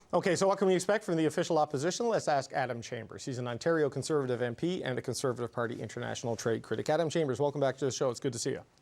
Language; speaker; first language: English; native; English